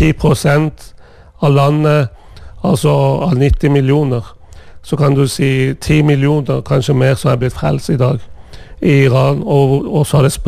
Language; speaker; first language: Swedish; non-native, fluent; Persian